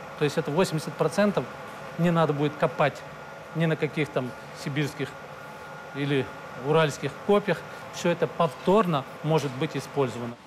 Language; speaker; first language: Russian; native; Russian